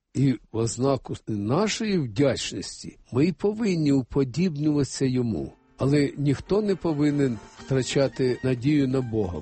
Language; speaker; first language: Ukrainian; native; Ukrainian